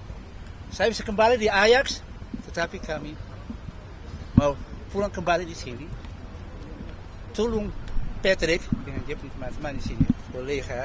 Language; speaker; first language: Indonesian; early bilingual, heritage; Indonesian